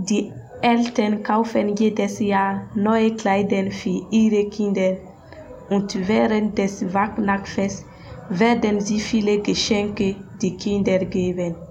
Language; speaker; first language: German; non-native, learner; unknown